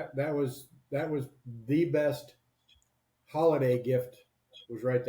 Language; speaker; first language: English; native; English